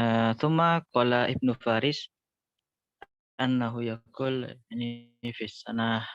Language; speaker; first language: Arabic; non-native, learner; Indonesian